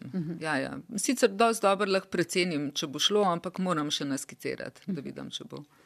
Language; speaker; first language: Slovenian; early bilingual, other home language; Bosnian